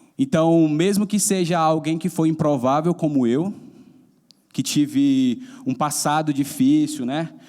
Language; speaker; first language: Portuguese; native; Portuguese